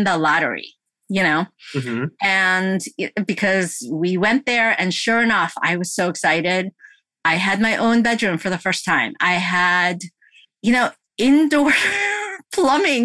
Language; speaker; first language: English; early bilingual, other home language; Korean